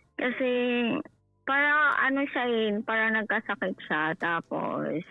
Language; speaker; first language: Filipino; native; Filipino